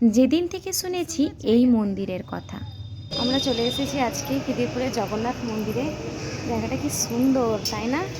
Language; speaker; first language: Bangla; non-native, local second language; Santali